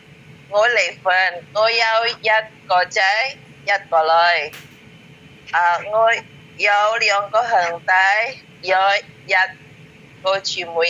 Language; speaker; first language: Cantonese; non-native, learner; Indonesian